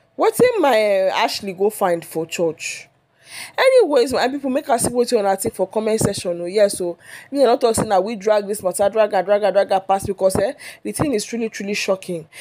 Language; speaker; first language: Nigerian Pidgin; non-native, local second language; Yoruba